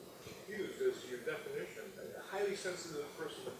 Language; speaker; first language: English; native; English